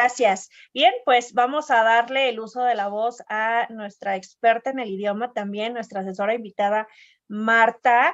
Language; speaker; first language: Spanish; native; Spanish